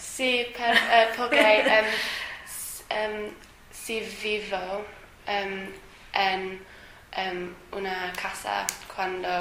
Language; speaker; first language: Spanish; non-native, learner; English